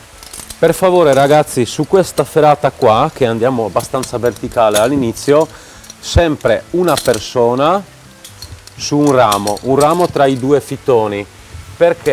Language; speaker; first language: Italian; non-native, fluent; Czech